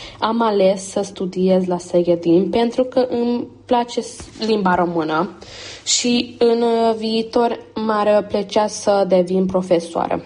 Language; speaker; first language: Romanian; early bilingual, heritage; Romanian